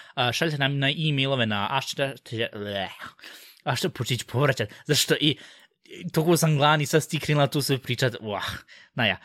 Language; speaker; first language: Bosnian; early bilingual, heritage; Bosnian